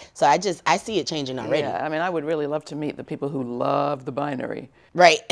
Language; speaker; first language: English; native; English